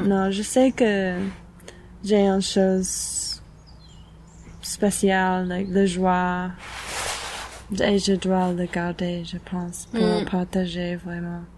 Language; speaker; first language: French; non-native, learner; English